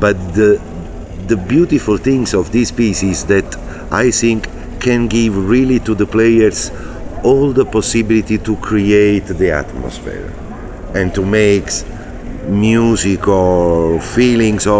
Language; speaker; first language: English; non-native, fluent; Italian